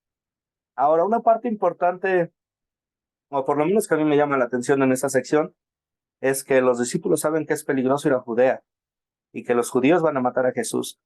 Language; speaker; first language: Spanish; native; Spanish